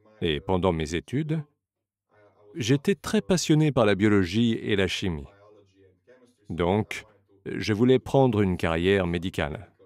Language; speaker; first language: French; non-native, fluent; Slovenian